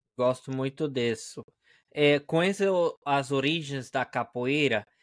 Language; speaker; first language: Portuguese; non-native, learner; Spanish